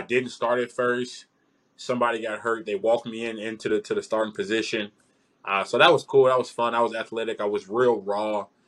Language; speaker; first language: English; native; English